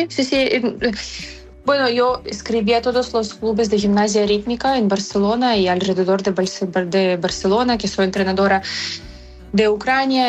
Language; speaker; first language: Spanish; non-native, fluent; Ukrainian